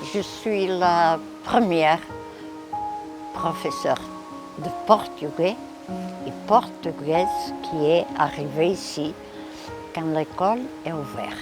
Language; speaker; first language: French; non-native, fluent; Portuguese